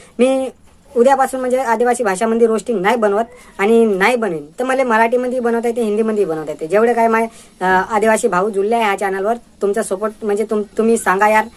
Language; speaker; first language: Marathi; non-native, local second language; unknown